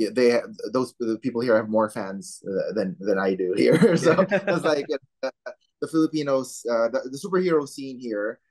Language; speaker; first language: English; non-native, local second language; Filipino